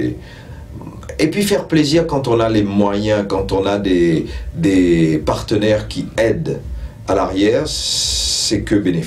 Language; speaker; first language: French; non-native, local second language; Morisyen